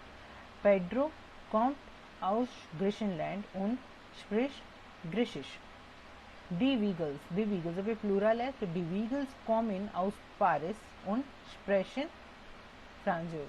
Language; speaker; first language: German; non-native, fluent; Hindi